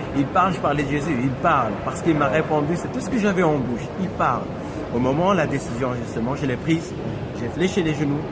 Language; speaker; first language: French; non-native, local second language; Kabyle